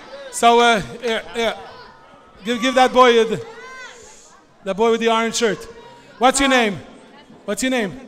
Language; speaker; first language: English; native; English